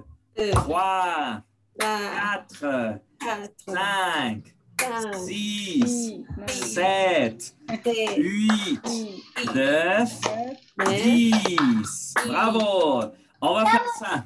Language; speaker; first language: French; non-native, fluent; Spanish